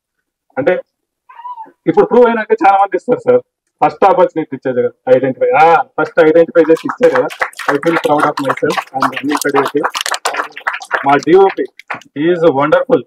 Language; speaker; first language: Telugu; native; Telugu